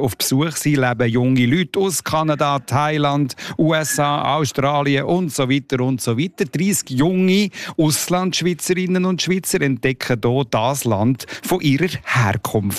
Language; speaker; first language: German; native; German